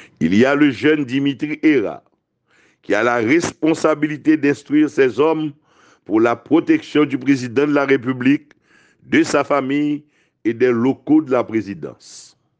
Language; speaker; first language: French; non-native, local second language; Haitian Creole